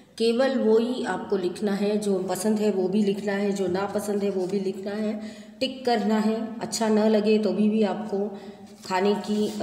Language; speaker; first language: Hindi; non-native, local second language; Gujarati